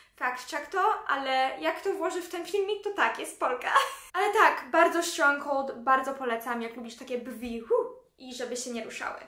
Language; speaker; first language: Polish; early bilingual, heritage; Polish